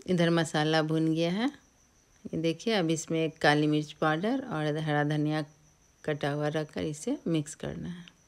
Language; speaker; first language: Hindi; native; Hindi